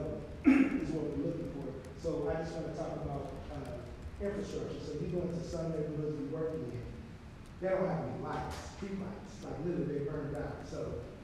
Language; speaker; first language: English; native; English